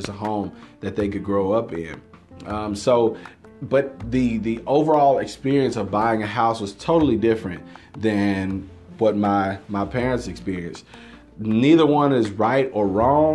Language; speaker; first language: English; native; English